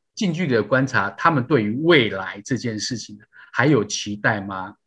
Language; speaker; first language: Chinese; native; Chinese